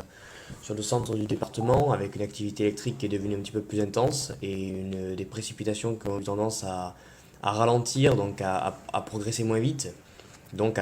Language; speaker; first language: French; native; French